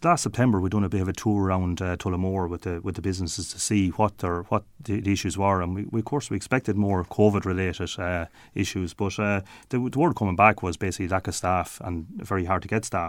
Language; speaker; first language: English; native; English